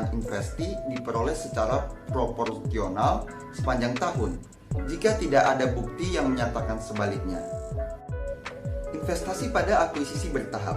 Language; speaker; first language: Indonesian; native; Indonesian